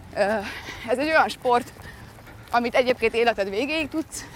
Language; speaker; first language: Hungarian; native; Hungarian